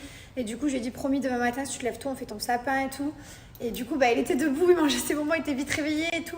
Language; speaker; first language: French; native; French